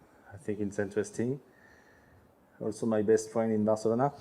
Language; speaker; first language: English; non-native, learner; French